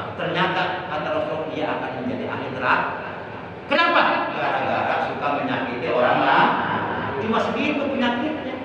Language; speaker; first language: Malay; non-native, local second language; Javanese